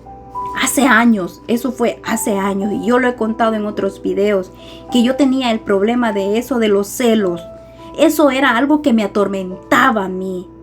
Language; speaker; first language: Spanish; native; Spanish